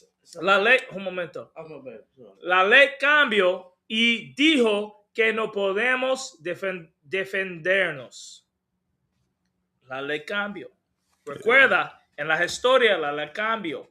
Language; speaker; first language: Spanish; non-native, learner; English